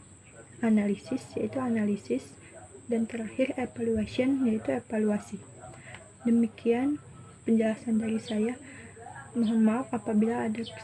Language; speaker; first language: Indonesian; native; Indonesian